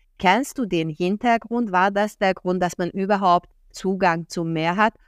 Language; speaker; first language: German; non-native, fluent; Hungarian